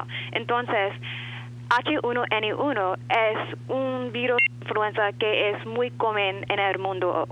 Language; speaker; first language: Spanish; non-native, learner; English